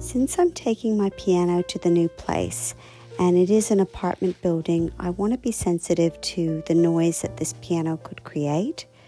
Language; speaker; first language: English; native; English